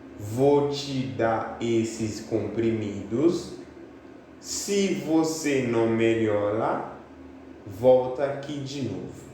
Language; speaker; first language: Portuguese; non-native, fluent; Haitian Creole